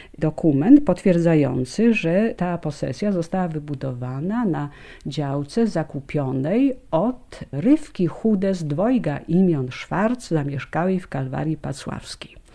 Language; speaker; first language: Polish; native; Polish